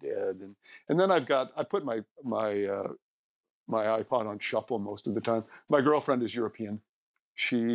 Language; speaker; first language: English; native; English